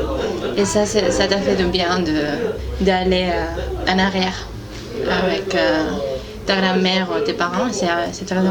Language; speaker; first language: French; non-native, fluent; Spanish